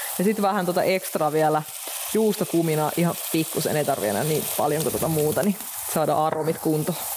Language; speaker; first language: Finnish; non-native, fluent; Russian